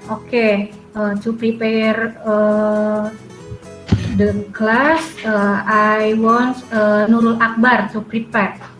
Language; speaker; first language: English; non-native, learner; Indonesian